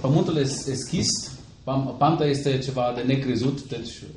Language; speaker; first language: Romanian; non-native, fluent; German